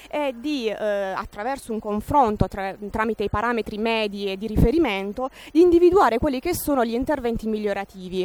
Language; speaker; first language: Italian; native; Italian